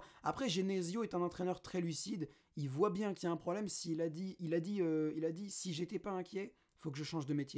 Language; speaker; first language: French; native; French